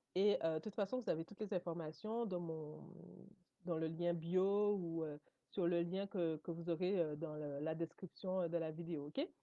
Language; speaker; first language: French; native; French